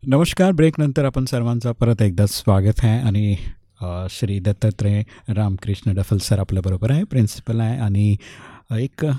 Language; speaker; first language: Marathi; non-native, local second language; Hindi